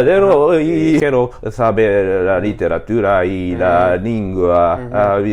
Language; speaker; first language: Spanish; non-native, learner; Japanese